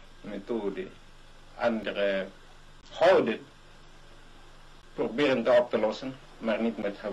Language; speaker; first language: Dutch; non-native, local second language; Malay